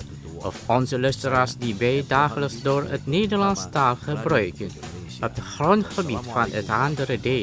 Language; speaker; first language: Dutch; non-native, learner; Indonesian